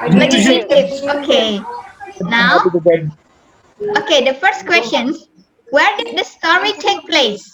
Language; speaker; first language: English; non-native, fluent; Indonesian